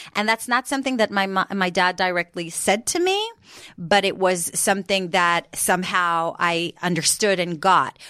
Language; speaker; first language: English; non-native, fluent; Hebrew